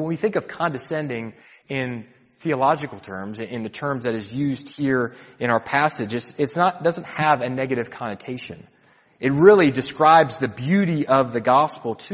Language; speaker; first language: English; native; English